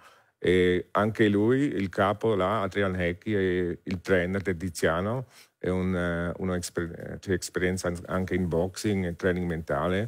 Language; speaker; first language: Italian; non-native, learner; German